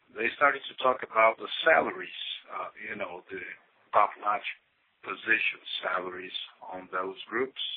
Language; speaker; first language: English; non-native, fluent; Portuguese